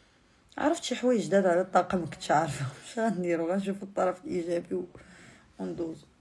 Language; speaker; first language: Arabic; native; Arabic